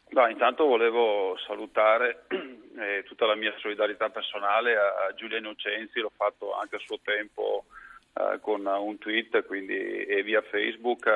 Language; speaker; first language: Italian; native; Italian